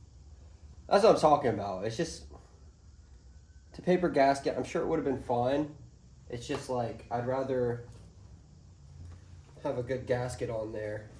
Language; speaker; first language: English; native; English